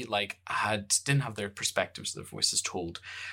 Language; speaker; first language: English; native; English